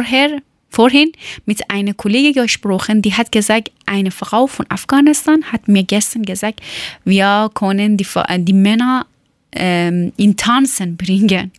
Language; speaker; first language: German; non-native, learner; Persian